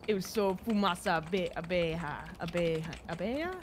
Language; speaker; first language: Portuguese; non-native, learner; English